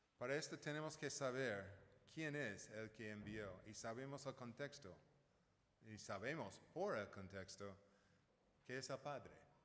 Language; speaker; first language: Spanish; non-native, fluent; English